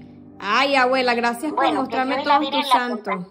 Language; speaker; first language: Spanish; native; Spanish